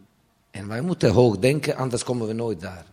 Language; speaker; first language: Dutch; non-native, fluent; Serbian